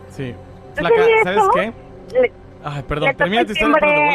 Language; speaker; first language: Spanish; native; Spanish